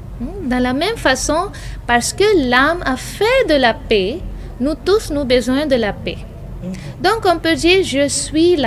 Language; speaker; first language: French; non-native, fluent; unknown